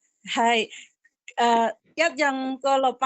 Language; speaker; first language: Cantonese; non-native, learner; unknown